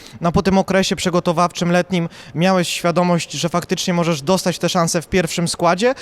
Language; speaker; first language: Polish; native; Polish